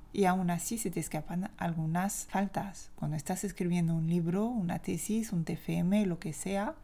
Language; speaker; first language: Spanish; non-native, fluent; French